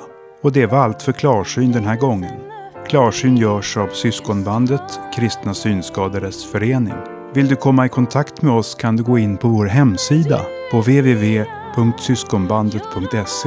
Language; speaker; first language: Swedish; native; Swedish